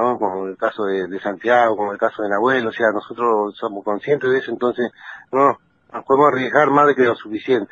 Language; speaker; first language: Spanish; native; Spanish